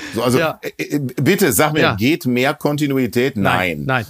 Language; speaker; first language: German; native; German